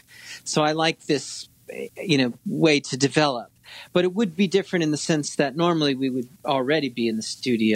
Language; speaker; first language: English; native; English